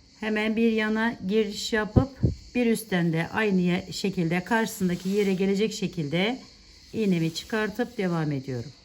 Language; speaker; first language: Turkish; native; Turkish